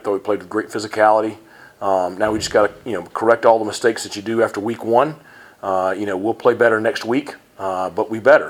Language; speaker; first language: English; native; English